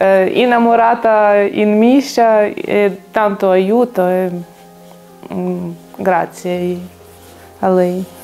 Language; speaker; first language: Italian; non-native, learner; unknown